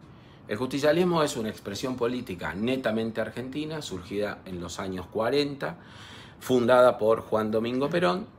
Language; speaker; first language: Spanish; native; Spanish